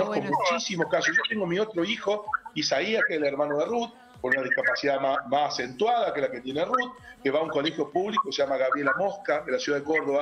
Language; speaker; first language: Spanish; native; Spanish